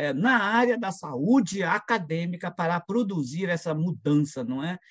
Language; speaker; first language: Portuguese; non-native, local second language; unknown